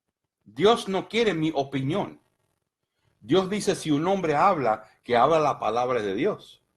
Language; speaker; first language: Spanish; early bilingual, heritage; Spanish